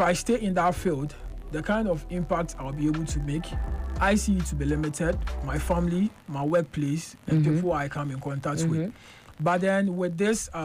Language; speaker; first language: English; non-native, local second language; Akan